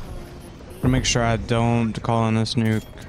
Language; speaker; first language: English; native; English